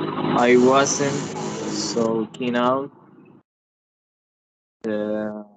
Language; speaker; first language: English; non-native, learner; Spanish